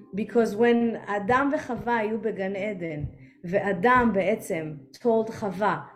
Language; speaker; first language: English; non-native, fluent; Hebrew